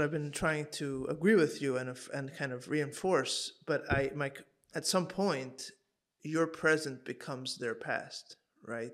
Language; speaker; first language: English; native; English